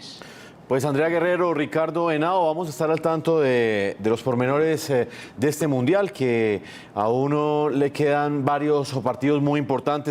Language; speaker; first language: Spanish; native; Spanish